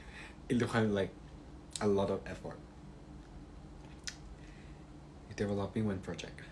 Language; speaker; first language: English; non-native, learner; Thai